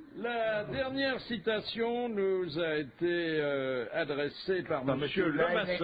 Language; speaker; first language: French; native; French